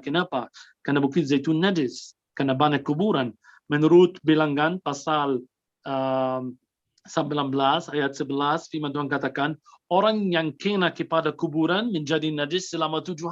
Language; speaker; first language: Indonesian; non-native, fluent; Arabic